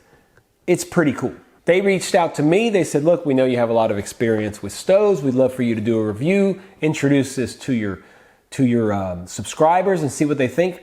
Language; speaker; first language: English; native; English